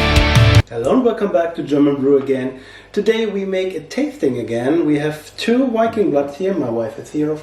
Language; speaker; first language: English; non-native, learner; German